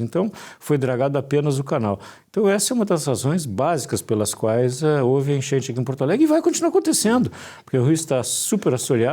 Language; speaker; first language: Portuguese; native; Portuguese